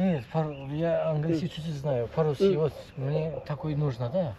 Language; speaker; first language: Russian; non-native, local second language; Uzbek